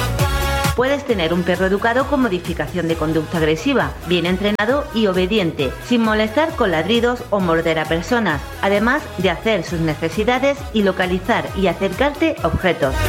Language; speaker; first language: Spanish; native; Spanish